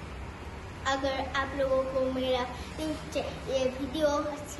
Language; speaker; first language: Hindi; non-native, local second language; Assamese